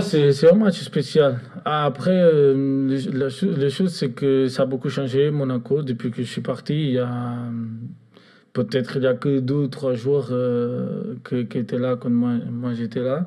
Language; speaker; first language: French; non-native, fluent; Portuguese